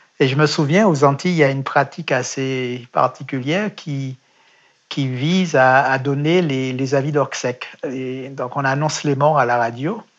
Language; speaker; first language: French; native; French